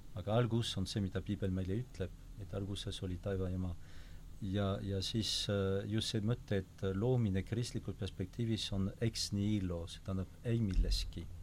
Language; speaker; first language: Estonian; non-native, fluent; French